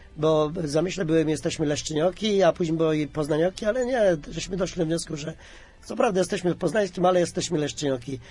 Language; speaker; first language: Polish; native; Polish